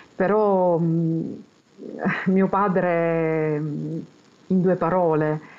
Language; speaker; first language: Italian; native; Italian